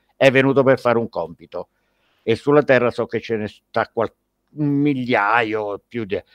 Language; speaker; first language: Italian; native; Italian